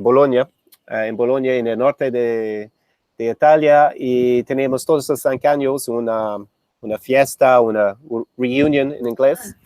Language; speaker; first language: Spanish; non-native, fluent; English